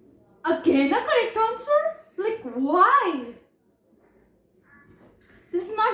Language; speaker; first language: English; non-native, local second language; Hindi